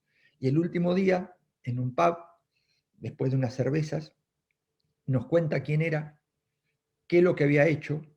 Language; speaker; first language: Spanish; native; Spanish